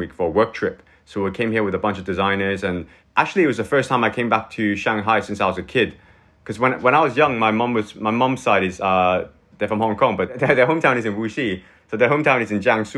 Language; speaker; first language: English; native; English